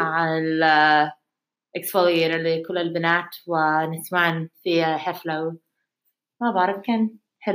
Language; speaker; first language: Arabic; non-native, learner; English